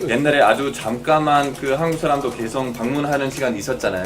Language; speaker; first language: Korean; non-native, fluent; German